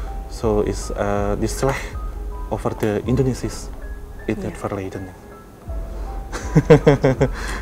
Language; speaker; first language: Dutch; non-native, learner; Indonesian